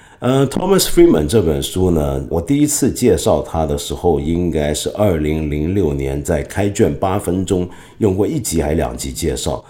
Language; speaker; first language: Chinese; non-native, local second language; Cantonese